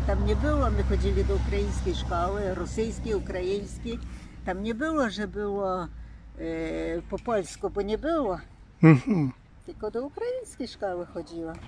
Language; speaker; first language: Polish; early bilingual, heritage; Polish